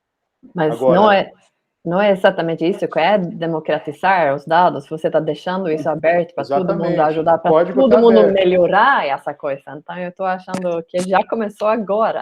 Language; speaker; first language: Portuguese; non-native, fluent; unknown